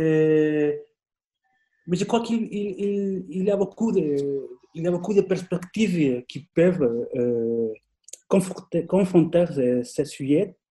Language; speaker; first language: French; non-native, fluent; Spanish